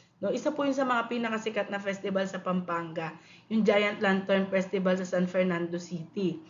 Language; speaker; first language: Filipino; non-native, local second language; Pampanga